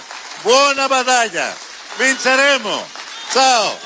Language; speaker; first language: Italian; non-native, learner; Greek